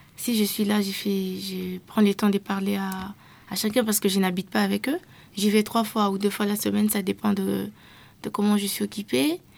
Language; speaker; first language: French; non-native, local second language; Lingala